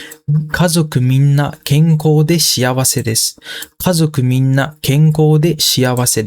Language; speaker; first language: Japanese; non-native, fluent; Sinhala